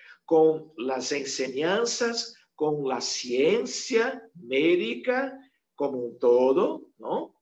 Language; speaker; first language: Spanish; non-native, fluent; Portuguese